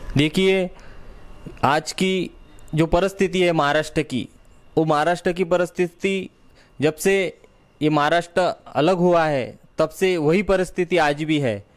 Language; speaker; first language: Hindi; non-native, local second language; Marathi